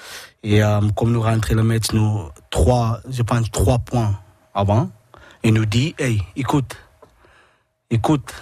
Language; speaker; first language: French; non-native, learner; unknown